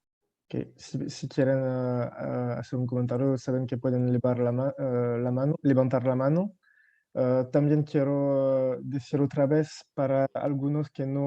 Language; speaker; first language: Spanish; non-native, fluent; French